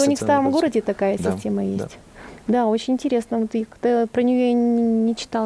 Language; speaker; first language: Russian; native; Russian